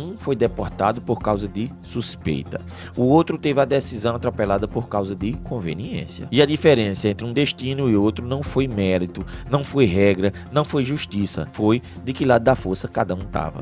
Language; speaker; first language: Portuguese; native; Portuguese